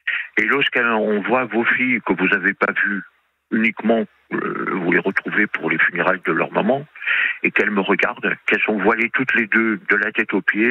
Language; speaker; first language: French; native; French